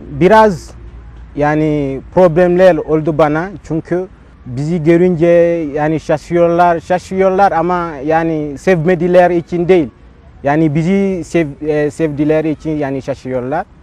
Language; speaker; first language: Turkish; non-native, learner; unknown